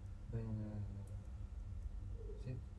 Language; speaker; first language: French; native; French